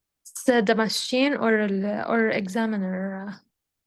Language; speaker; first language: English; non-native, learner; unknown